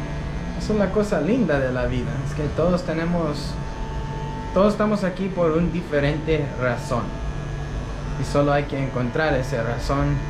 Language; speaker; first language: Spanish; early bilingual, heritage; Spanish